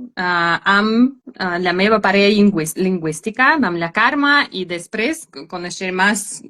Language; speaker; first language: Catalan; non-native, learner; Russian